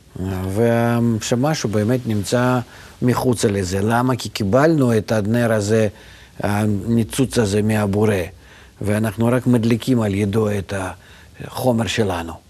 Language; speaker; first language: Hebrew; non-native, fluent; Russian